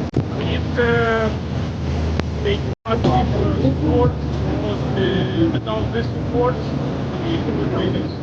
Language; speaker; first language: English; non-native, learner; Ukrainian